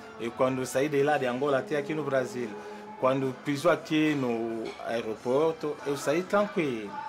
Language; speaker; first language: Portuguese; non-native, local second language; Kongo